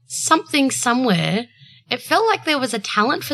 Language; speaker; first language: English; native; English